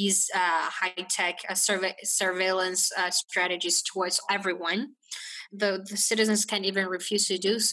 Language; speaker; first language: English; non-native, fluent; Chinese